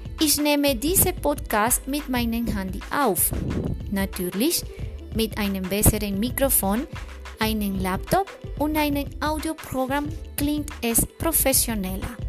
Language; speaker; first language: German; non-native, fluent; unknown